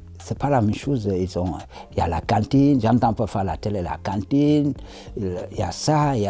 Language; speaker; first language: French; non-native, local second language; Wolof